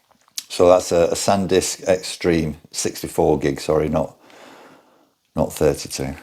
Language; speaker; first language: English; native; English